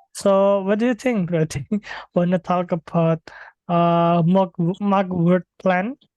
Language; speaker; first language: English; non-native, fluent; Indonesian